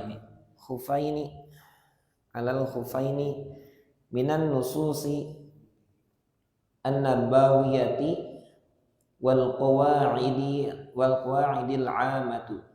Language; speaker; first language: Arabic; non-native, learner; Indonesian